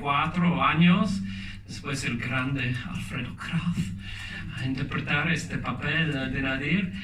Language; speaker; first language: Spanish; non-native, learner; English